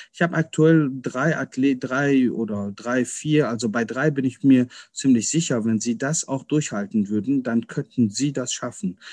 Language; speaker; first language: German; early bilingual, other home language; Persian